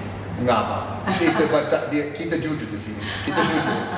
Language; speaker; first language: Indonesian; non-native, fluent; English